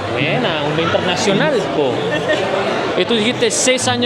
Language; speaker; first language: Spanish; non-native, fluent; Indonesian